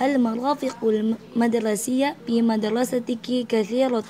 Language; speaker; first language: Arabic; non-native, learner; Indonesian